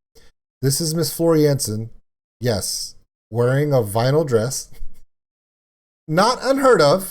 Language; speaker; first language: English; native; English